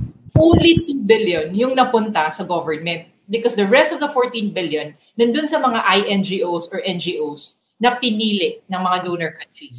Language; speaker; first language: English; non-native, local second language; Cebuano